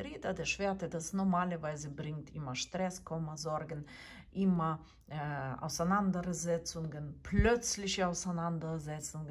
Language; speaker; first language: German; non-native, fluent; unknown